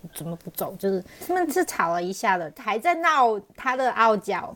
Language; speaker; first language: Chinese; non-native, local second language; Cantonese